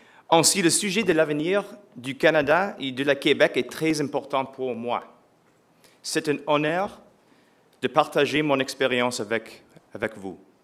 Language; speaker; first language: French; non-native, learner; English